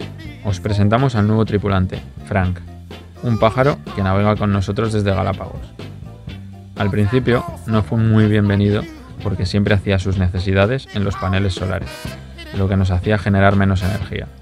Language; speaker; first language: Spanish; native; Spanish